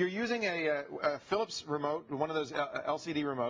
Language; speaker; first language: English; native; English